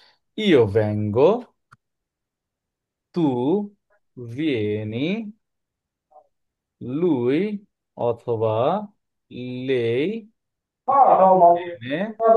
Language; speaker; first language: Italian; non-native, learner; Bangla